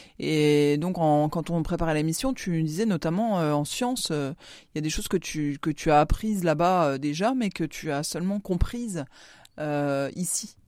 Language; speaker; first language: French; native; French